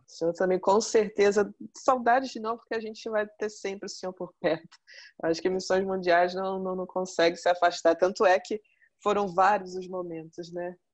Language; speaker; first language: Portuguese; native; Portuguese